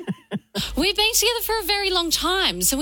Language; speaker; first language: English; native; English